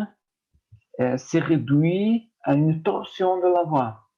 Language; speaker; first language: French; non-native, fluent; Portuguese